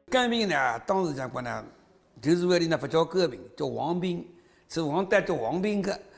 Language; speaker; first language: Chinese; native; Chinese